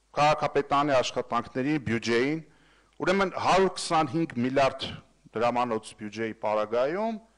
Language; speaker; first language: Armenian; native; Armenian